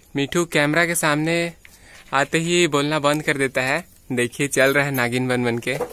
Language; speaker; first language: Hindi; native; Hindi